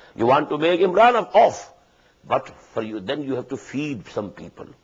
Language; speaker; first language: English; non-native, local second language; Urdu